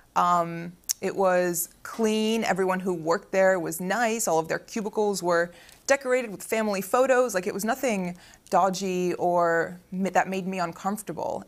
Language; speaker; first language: English; early bilingual, other home language; Arabic